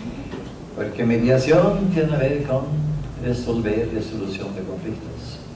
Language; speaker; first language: Spanish; non-native, fluent; Norwegian